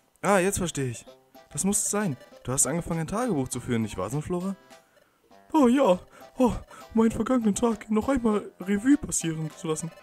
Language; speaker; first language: German; native; German